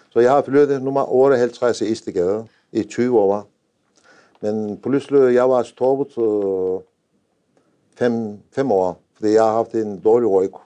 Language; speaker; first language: Danish; non-native, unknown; Turkish